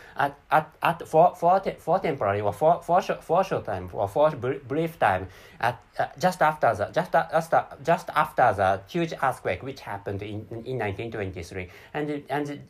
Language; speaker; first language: English; non-native, learner; Japanese